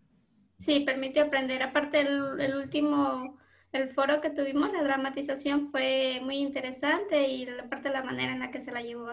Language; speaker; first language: Spanish; native; Spanish